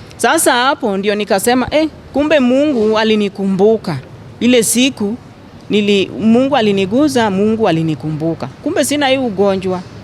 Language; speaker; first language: Swahili; non-native, local second language; Luo (Kenya and Tanzania)